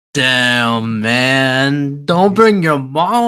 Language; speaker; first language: English; native; English